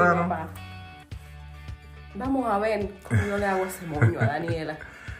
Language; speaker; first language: Spanish; native; Spanish